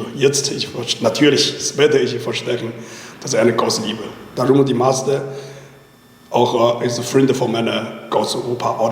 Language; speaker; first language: German; non-native, learner; Chinese